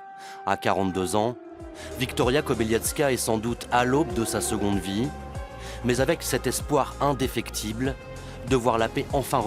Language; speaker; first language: French; native; French